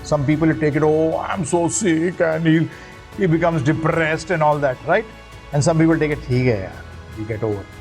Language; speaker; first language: English; non-native, local second language; Hindi